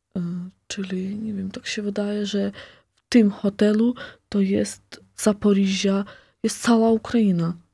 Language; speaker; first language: Polish; non-native, local second language; Ukrainian